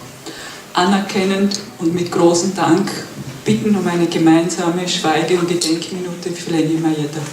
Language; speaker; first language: German; native; German